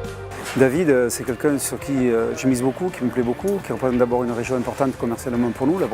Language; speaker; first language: French; native; French